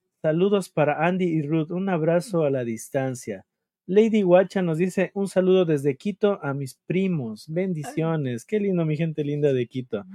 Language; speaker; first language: Spanish; native; Spanish